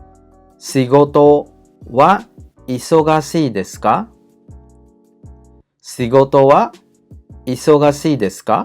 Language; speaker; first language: Japanese; non-native, fluent; Khmer